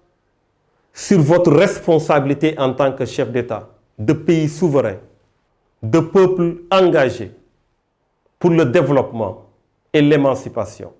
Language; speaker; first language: French; non-native, local second language; Wolof